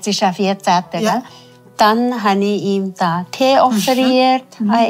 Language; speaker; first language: German; non-native, fluent; Tibetan